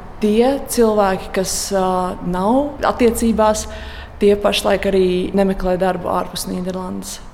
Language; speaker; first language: Latvian; native; Latvian